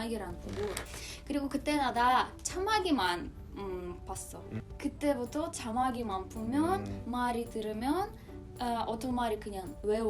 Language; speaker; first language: Korean; non-native, learner; Russian